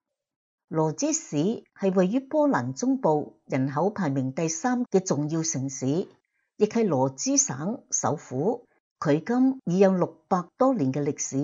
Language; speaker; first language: Chinese; non-native, local second language; Cantonese